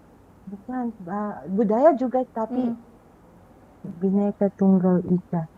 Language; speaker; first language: Indonesian; non-native, fluent; Filipino